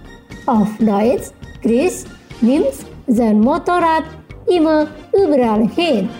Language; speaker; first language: German; non-native, fluent; Indonesian